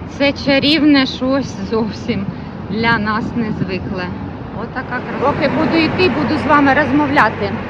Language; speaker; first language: Ukrainian; non-native, local second language; Russian